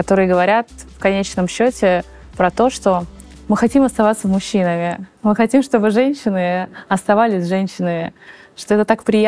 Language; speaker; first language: Russian; native; Russian